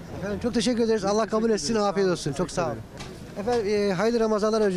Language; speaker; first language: Turkish; native; Turkish